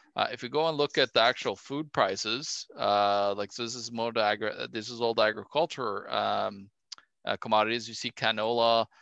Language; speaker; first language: English; non-native, fluent; Norwegian